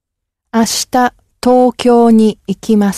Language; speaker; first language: Japanese; non-native, learner; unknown